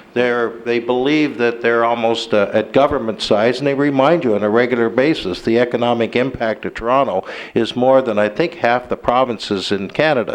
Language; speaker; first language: English; native; English